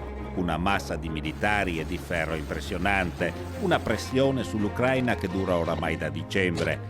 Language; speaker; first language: Italian; native; Italian